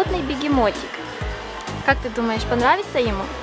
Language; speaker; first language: Russian; native; Russian